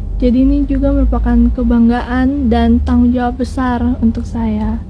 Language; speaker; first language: Indonesian; native; Indonesian